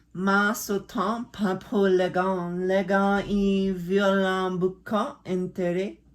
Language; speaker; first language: French; non-native, learner; English